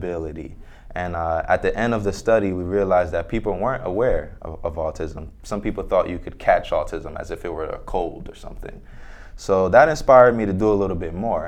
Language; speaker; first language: English; native; English